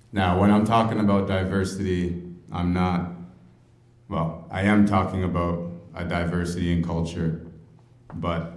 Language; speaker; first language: English; native; English